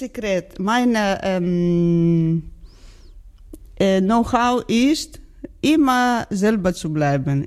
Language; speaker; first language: German; non-native, learner; Georgian